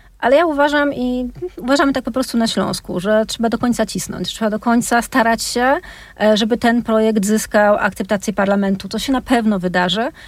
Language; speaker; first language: Polish; native; Polish